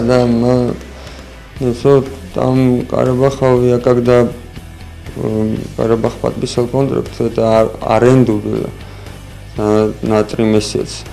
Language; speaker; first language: Russian; non-native, learner; Georgian